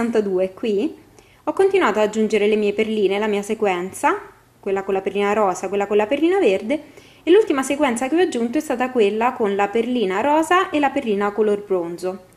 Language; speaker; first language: Italian; native; Italian